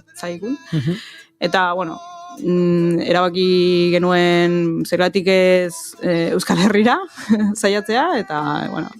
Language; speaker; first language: Basque; non-native, learner; Spanish